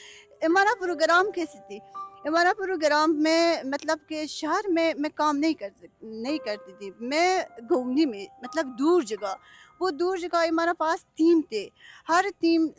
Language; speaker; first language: Hindi; non-native, learner; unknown